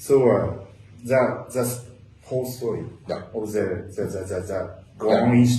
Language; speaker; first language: English; non-native, learner; Japanese